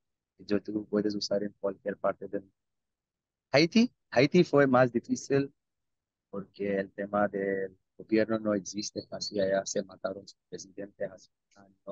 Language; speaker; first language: Spanish; non-native, learner; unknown